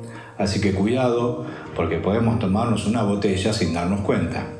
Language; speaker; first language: Spanish; native; Spanish